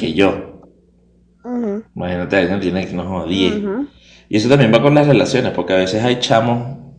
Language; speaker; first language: Spanish; native; Spanish